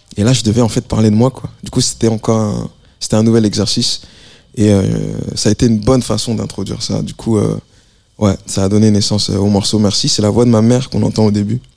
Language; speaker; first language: French; native; French